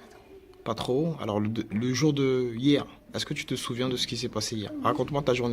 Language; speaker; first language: French; native; French